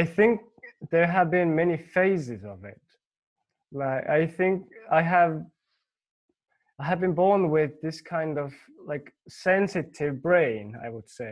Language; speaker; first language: English; non-native, fluent; Estonian